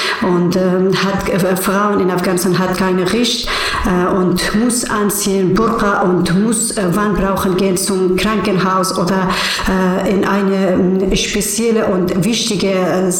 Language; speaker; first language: German; non-native, learner; Persian